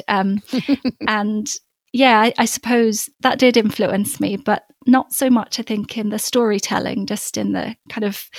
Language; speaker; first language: English; native; English